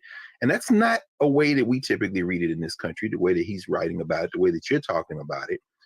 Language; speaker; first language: English; native; English